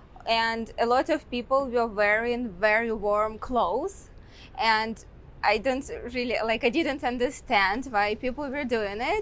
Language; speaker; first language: English; non-native, fluent; Russian